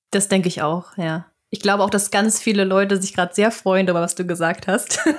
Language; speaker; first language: German; native; German